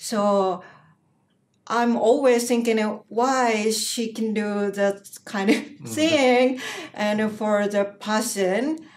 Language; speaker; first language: English; non-native, learner; Japanese